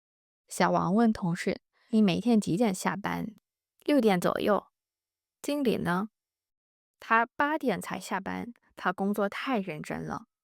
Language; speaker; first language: Chinese; non-native, fluent; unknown